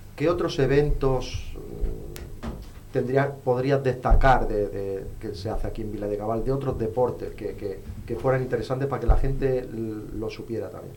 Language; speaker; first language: Spanish; non-native, local second language; Catalan